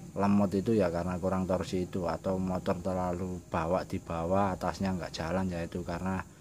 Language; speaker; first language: Indonesian; non-native, local second language; Javanese